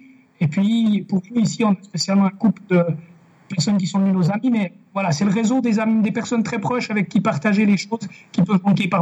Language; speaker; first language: French; native; French